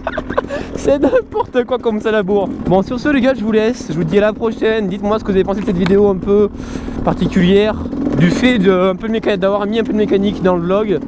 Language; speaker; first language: French; native; French